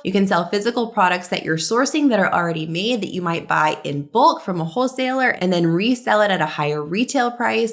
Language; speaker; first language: English; native; English